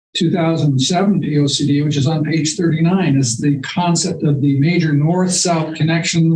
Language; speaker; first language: English; native; English